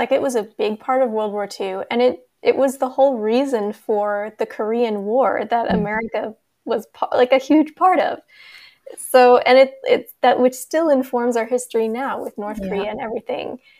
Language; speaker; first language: English; native; English